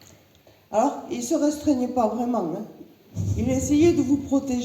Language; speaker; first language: French; native; French